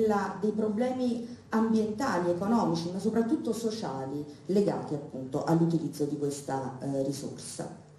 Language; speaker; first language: Italian; native; Italian